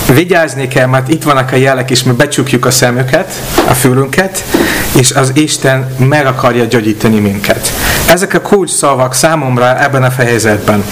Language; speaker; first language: Hungarian; non-native, fluent; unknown